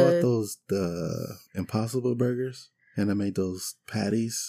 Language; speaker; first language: English; native; English